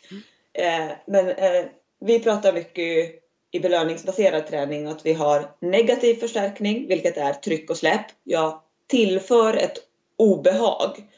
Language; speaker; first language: Swedish; native; Swedish